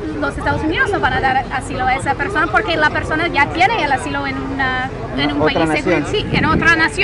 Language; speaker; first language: Spanish; non-native, fluent; English